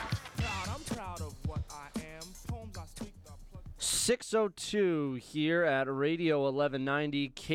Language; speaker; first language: English; native; English